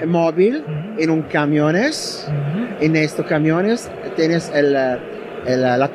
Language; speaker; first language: Spanish; non-native, learner; Italian